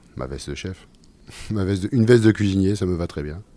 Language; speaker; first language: French; native; French